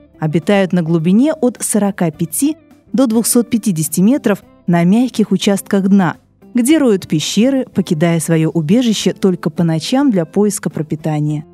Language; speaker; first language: Russian; native; Russian